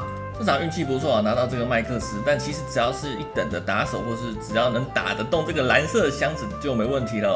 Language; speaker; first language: Chinese; native; Chinese